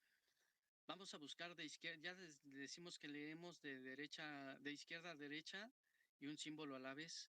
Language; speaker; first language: Spanish; native; Spanish